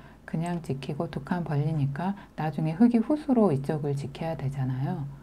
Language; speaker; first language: Korean; native; Korean